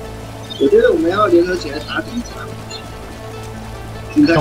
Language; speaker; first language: Chinese; native; Chinese